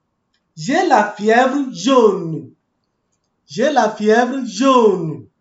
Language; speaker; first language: French; non-native, fluent; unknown